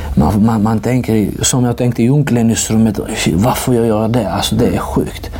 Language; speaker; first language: Swedish; non-native, fluent; Georgian